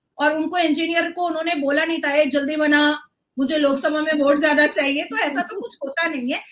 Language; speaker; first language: Hindi; native; Hindi